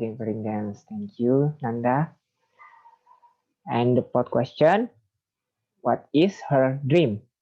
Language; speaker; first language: English; non-native, fluent; Indonesian